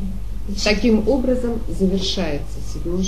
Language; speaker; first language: Russian; native; Russian